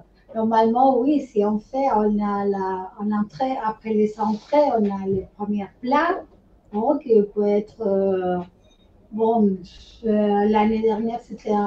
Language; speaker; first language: French; non-native, fluent; Spanish